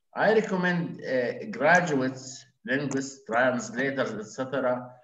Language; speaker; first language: English; non-native, fluent; Arabic